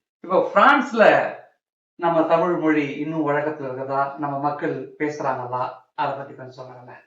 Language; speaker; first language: Tamil; native; Tamil